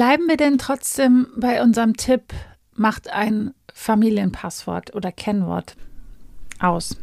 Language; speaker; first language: German; native; German